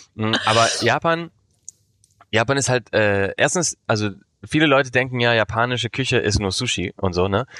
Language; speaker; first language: German; early bilingual, heritage; Spanish